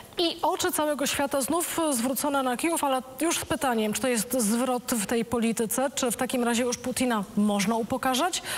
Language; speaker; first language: Polish; native; Polish